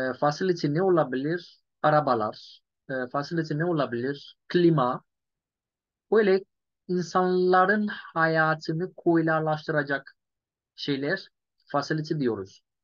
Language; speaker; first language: Turkish; non-native, fluent; Yoruba